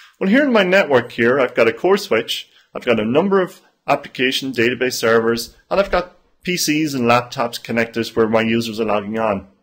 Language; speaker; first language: English; native; English